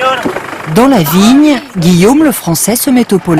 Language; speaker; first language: French; native; French